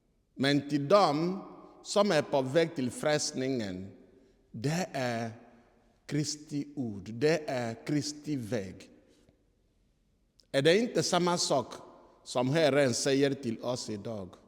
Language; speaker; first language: Swedish; non-native, fluent; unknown